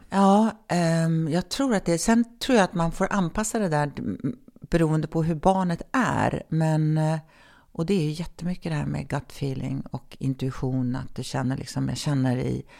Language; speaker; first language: Swedish; native; Swedish